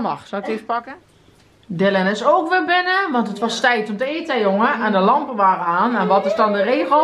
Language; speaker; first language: Dutch; native; Dutch